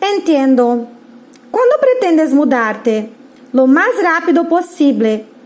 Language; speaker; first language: Spanish; non-native, fluent; Portuguese